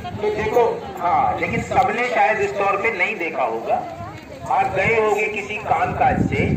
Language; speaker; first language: Hindi; native; Hindi